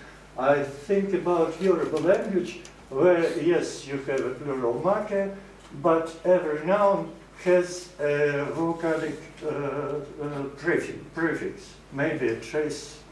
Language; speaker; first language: English; non-native, fluent; Russian